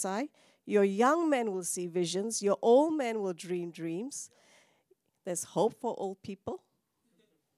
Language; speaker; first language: English; non-native, local second language; Tamil